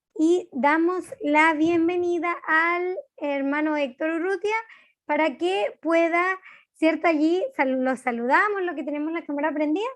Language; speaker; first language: Spanish; native; Spanish